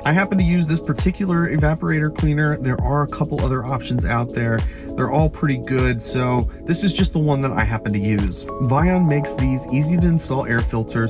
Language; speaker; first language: English; native; English